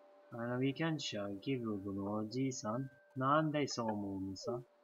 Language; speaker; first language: Japanese; non-native, learner; English